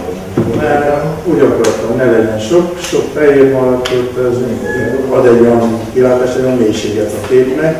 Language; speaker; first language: Hungarian; non-native, local second language; Romanian